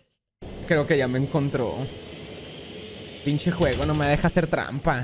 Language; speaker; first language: Spanish; native; Spanish